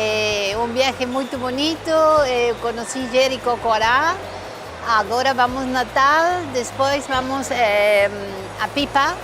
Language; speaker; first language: Portuguese; non-native, learner; Spanish